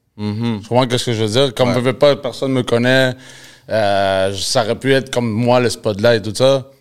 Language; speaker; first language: French; early bilingual, other home language; Spanish